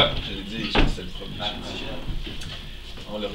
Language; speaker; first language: French; native; French